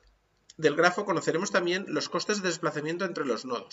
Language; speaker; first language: Spanish; native; Spanish